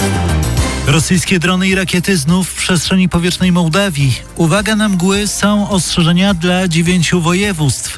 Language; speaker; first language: Polish; native; Polish